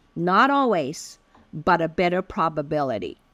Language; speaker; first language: English; early bilingual, other home language; Min Nan Chinese